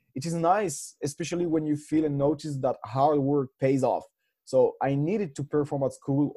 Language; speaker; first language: English; non-native, fluent; French